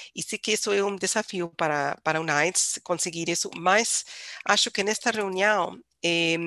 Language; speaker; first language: Portuguese; non-native, fluent; English